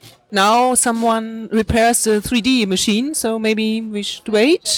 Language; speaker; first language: English; non-native, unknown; German